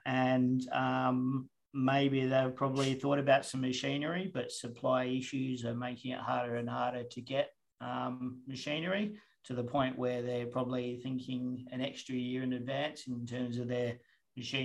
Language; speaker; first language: English; native; English